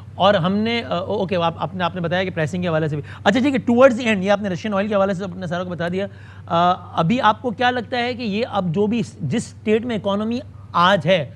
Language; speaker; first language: Urdu; native; Urdu